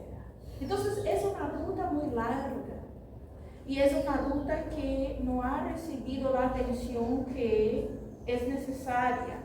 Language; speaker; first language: Spanish; non-native, fluent; Portuguese